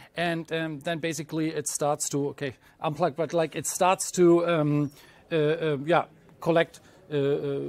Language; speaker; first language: English; non-native, fluent; German